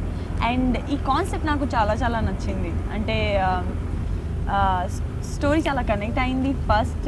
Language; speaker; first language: Telugu; non-native, local second language; Gujarati